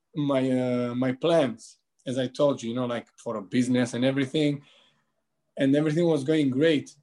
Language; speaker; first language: English; non-native, fluent; Albanian